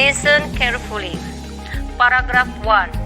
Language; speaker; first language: English; non-native, learner; Indonesian